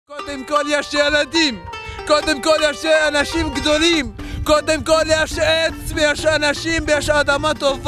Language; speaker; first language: Hebrew; non-native, learner; Arabic